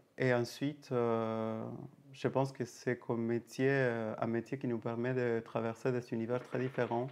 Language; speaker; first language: French; native; French